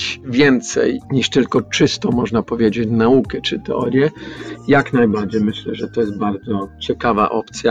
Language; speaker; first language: Polish; early bilingual, heritage; Polish